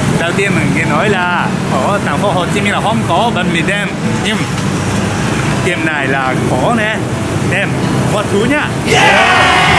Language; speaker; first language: Vietnamese; non-native, learner; Japanese